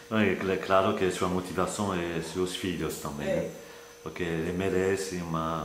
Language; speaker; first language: Portuguese; non-native, fluent; French